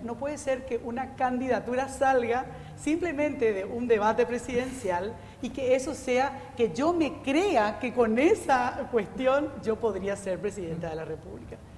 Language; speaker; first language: Spanish; native; Spanish